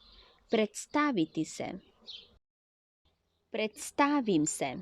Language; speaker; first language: Slovenian; non-native, learner; Chinese